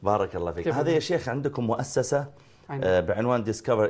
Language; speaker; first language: Arabic; native; Arabic